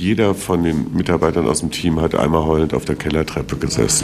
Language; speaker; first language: German; native; German